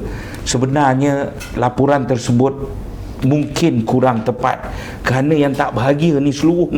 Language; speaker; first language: Malay; native; Malay